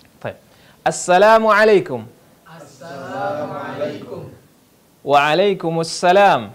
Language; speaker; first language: Arabic; non-native, fluent; Indonesian